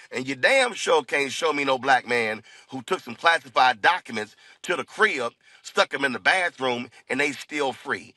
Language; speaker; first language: English; native; English